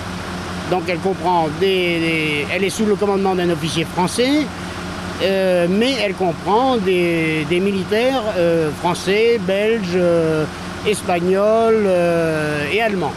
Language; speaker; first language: French; native; French